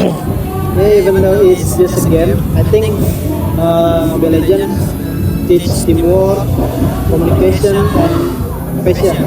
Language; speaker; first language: English; non-native, learner; Indonesian